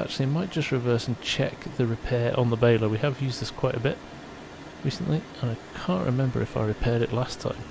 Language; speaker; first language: English; native; English